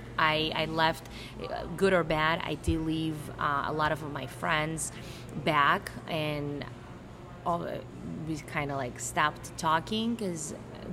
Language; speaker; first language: English; non-native, fluent; Greek